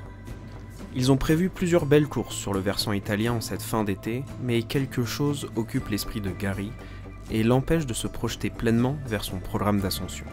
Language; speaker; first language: French; native; French